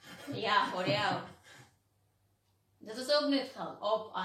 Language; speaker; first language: Dutch; non-native, learner; Indonesian